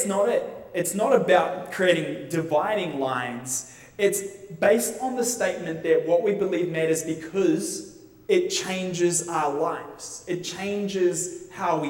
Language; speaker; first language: English; native; English